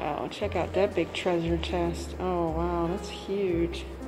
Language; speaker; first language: English; native; English